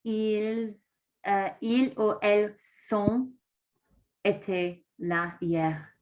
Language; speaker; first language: French; non-native, learner; English